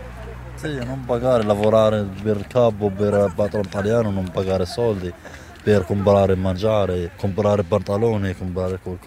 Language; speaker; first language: Italian; non-native, learner; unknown